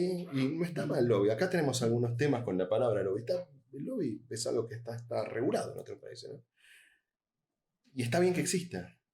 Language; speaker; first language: Spanish; native; Spanish